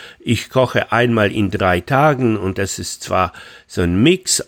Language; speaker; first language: German; non-native, fluent; Polish